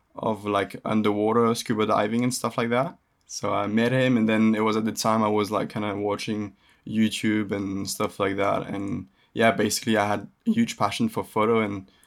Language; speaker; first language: English; early bilingual, other home language; French